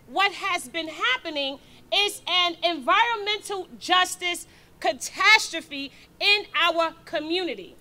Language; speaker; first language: English; native; English